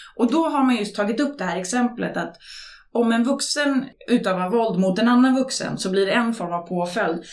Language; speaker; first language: Swedish; native; Swedish